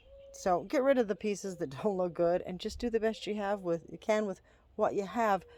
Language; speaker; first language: English; native; English